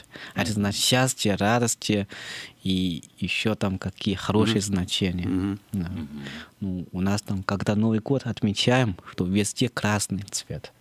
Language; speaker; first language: Russian; non-native, learner; Chinese